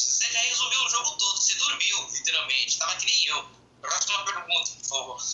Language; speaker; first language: Portuguese; native; Portuguese